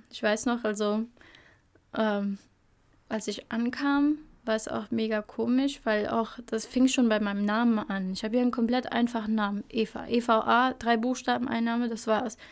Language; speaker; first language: German; early bilingual, other home language; Albanian